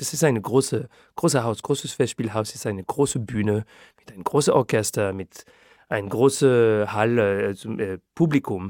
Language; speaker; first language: German; non-native, fluent; French